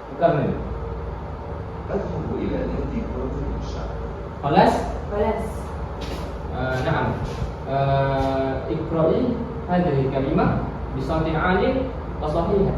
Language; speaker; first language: Arabic; non-native, learner; Malay